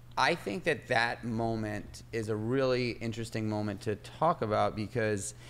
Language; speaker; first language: English; native; English